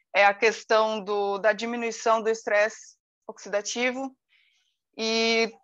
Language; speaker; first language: Portuguese; native; Portuguese